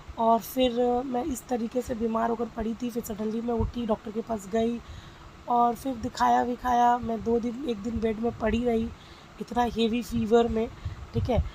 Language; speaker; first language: Hindi; non-native, local second language; Bangla